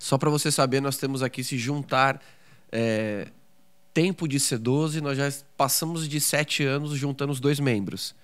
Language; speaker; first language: Portuguese; native; Portuguese